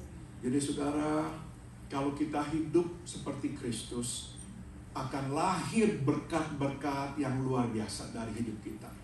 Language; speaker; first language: Indonesian; native; Indonesian